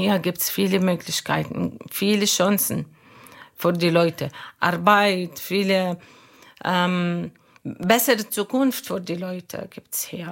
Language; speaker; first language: German; non-native, learner; Arabic